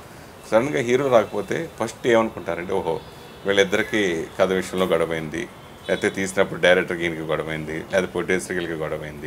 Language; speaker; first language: Telugu; native; Telugu